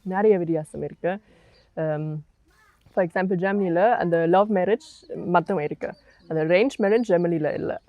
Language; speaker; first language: Tamil; non-native, learner; German